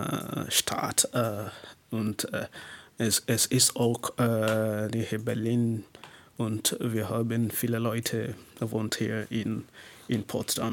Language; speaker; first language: German; non-native, learner; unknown